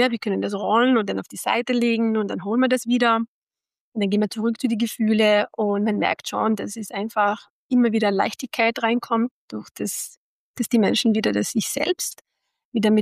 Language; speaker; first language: German; non-native, fluent; Arabic